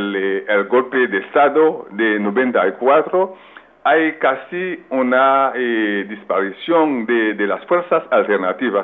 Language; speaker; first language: Spanish; non-native, fluent; French